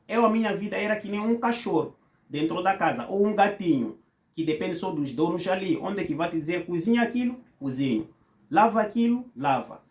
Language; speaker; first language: Portuguese; non-native, fluent; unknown